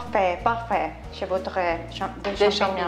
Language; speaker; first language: French; non-native, learner; Estonian